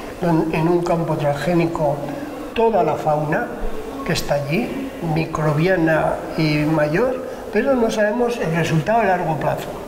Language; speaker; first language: Spanish; native; Spanish